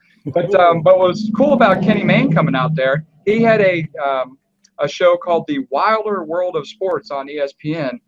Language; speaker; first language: English; native; English